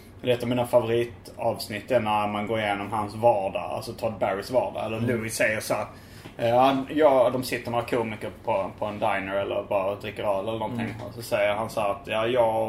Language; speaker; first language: Swedish; native; Swedish